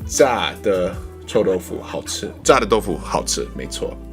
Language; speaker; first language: Chinese; non-native, learner; English